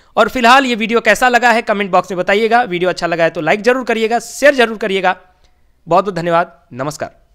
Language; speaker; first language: Hindi; native; Hindi